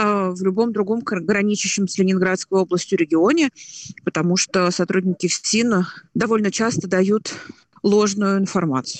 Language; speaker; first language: Russian; native; Russian